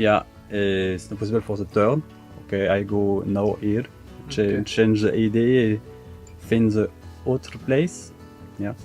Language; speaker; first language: English; non-native, learner; French